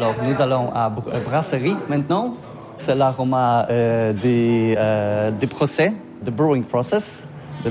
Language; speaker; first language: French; non-native, learner; Polish